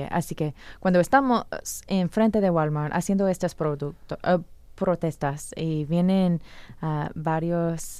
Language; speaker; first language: Spanish; non-native, fluent; English